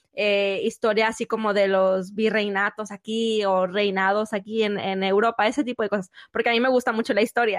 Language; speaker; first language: Spanish; native; Spanish